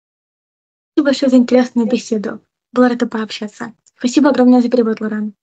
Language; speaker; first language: Russian; native; Russian